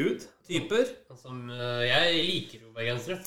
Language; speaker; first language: Norwegian; native; Norwegian